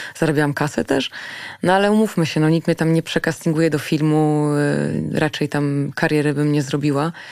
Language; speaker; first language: Polish; early bilingual, other home language; German